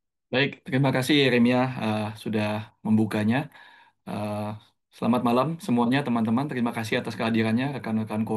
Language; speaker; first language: Indonesian; native; Indonesian